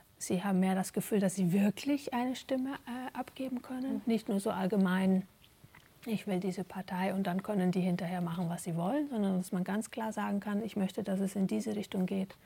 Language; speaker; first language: German; native; German